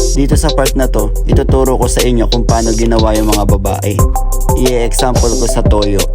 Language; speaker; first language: Filipino; native; Filipino